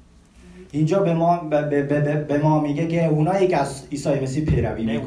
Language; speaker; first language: Persian; early bilingual, heritage; Persian